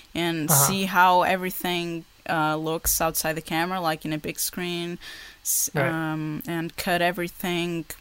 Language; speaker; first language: English; non-native, fluent; Portuguese